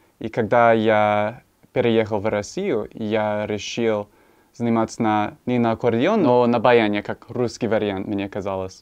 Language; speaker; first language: Russian; non-native, learner; English